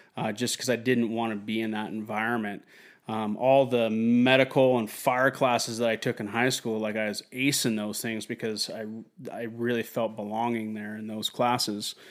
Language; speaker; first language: English; native; English